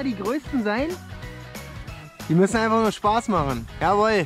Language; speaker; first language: German; native; German